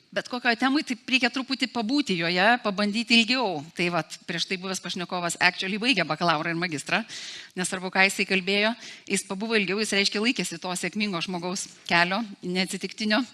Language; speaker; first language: Lithuanian; native; Lithuanian